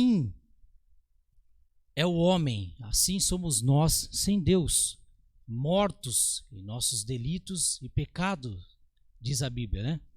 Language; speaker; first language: Portuguese; native; Portuguese